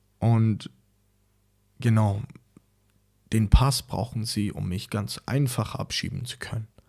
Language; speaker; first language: German; non-native, fluent; Persian